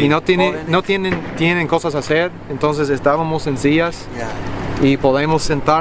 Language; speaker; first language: Spanish; non-native, fluent; English